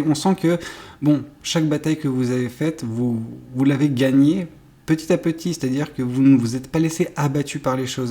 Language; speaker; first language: French; native; French